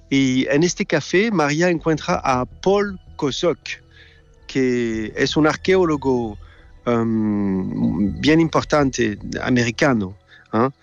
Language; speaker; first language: Spanish; non-native, fluent; French